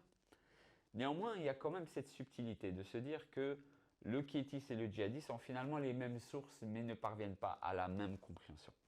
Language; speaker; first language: French; native; French